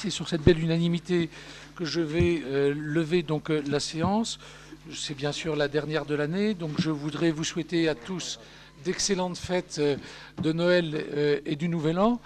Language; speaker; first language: French; native; French